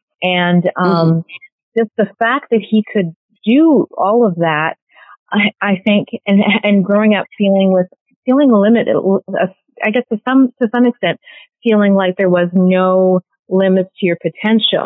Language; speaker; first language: English; native; English